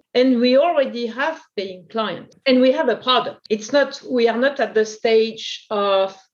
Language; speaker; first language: English; non-native, fluent; French